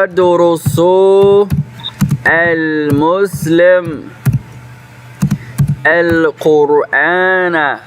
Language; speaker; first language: Arabic; non-native, fluent; English